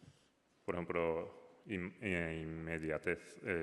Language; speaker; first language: Spanish; non-native, learner; Japanese